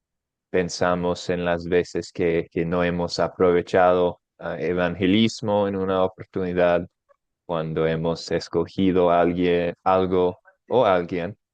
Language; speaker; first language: Spanish; non-native, fluent; English